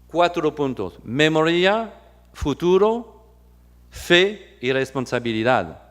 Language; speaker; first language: Spanish; non-native, fluent; French